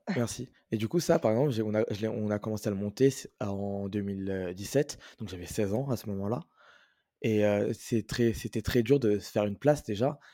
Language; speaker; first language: French; native; French